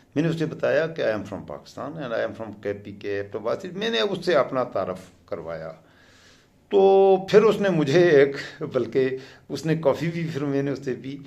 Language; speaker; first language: Urdu; non-native, local second language; Pashto